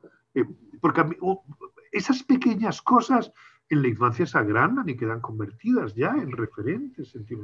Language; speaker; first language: Spanish; native; Spanish